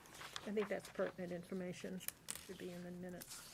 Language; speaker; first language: English; native; English